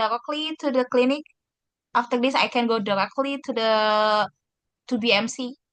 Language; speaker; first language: English; non-native, fluent; Indonesian